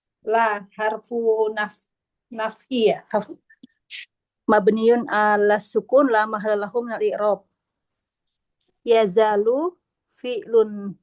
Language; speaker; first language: Arabic; non-native, learner; Indonesian